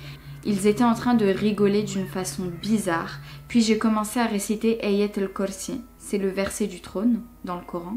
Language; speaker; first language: French; native; French